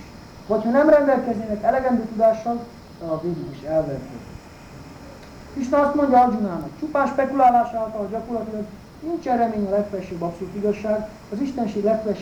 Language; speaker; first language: Hungarian; native; Hungarian